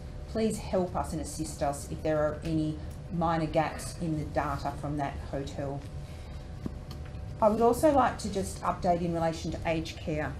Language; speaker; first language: English; native; English